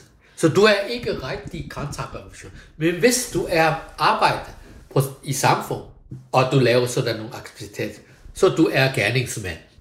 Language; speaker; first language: Danish; non-native, fluent; Chinese